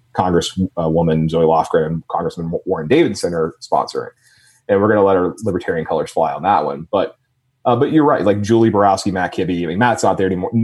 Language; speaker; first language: English; native; English